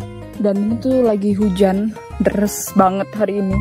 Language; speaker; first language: Indonesian; native; Indonesian